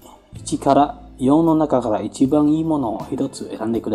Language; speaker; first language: Japanese; non-native, fluent; Indonesian